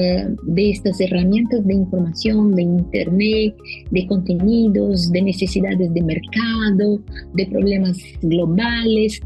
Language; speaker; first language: Spanish; non-native, fluent; Portuguese